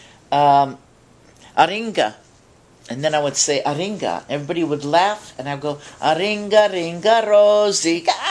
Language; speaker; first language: English; early bilingual, other home language; Spanish